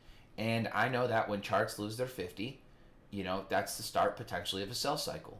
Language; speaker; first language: English; native; English